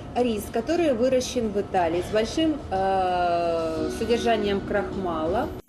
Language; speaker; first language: Russian; native; Russian